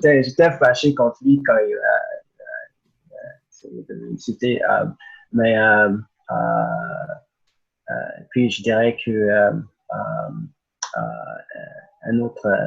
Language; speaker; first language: French; early bilingual, other home language; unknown